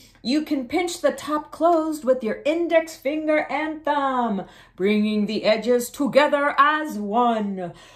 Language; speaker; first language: English; early bilingual, other home language; Spanish